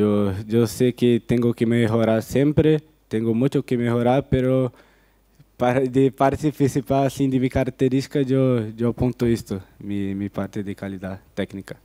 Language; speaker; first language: Spanish; non-native, fluent; Portuguese